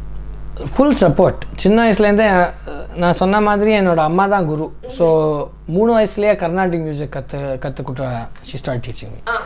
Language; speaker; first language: Tamil; early bilingual, heritage; Tamil